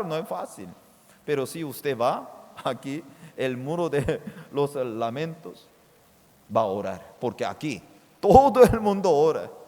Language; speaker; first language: Spanish; non-native, fluent; Korean